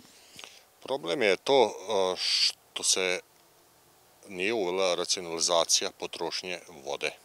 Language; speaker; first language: Serbian; native; Serbian